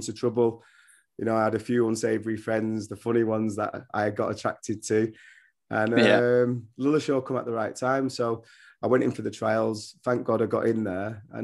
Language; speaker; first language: English; native; English